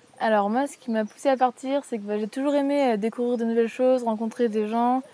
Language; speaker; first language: French; native; French